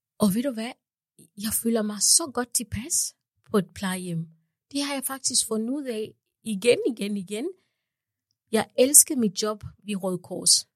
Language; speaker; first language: Danish; non-native, fluent; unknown